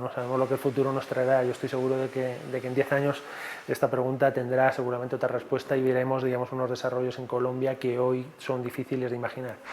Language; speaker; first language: Spanish; native; Spanish